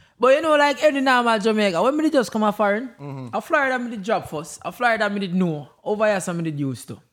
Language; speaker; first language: English; non-native, local second language; Jamaican Creole English